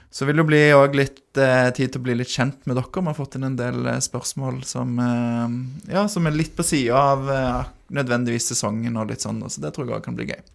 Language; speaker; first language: Norwegian; native; Norwegian